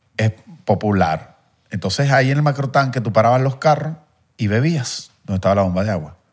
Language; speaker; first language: Spanish; native; Spanish